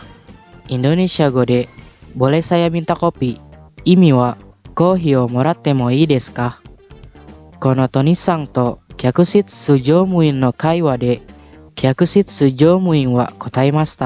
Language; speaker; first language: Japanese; non-native, fluent; Indonesian